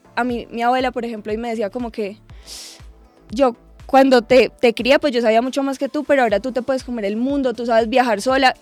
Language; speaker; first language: Spanish; native; Spanish